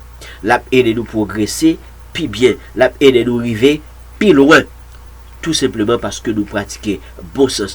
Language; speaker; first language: French; non-native, local second language; Haitian Creole